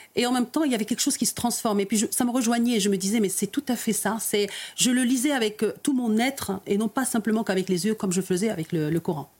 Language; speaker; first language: French; early bilingual, other home language; Arabic